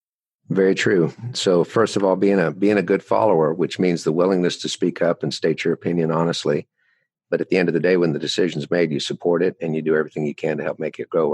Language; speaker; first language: English; native; English